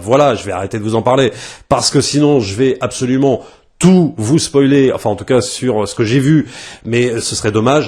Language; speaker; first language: French; native; French